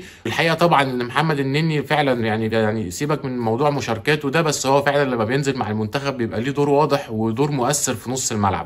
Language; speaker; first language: Arabic; native; Arabic